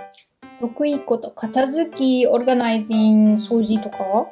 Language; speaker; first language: Japanese; non-native, learner; German